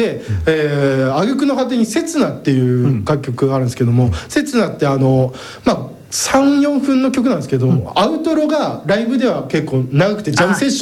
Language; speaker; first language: Japanese; native; Japanese